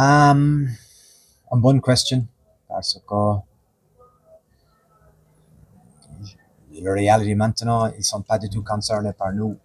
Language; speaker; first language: French; non-native, fluent; English